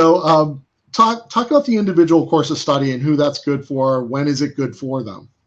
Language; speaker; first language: English; native; English